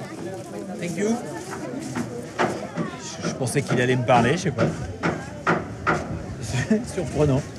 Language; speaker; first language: French; native; French